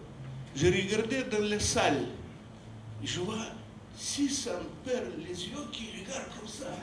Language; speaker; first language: French; non-native, fluent; Russian